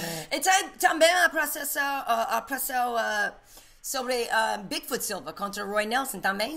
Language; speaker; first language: Portuguese; non-native, learner; English